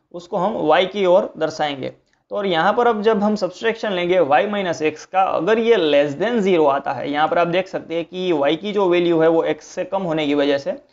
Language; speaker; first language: Hindi; non-native, local second language; Gujarati